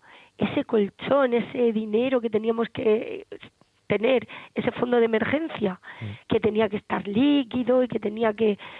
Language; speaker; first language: Spanish; native; Spanish